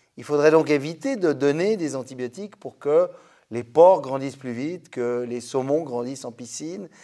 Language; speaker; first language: French; native; French